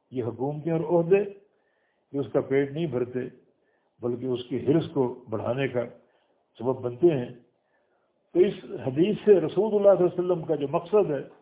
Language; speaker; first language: Urdu; native; Urdu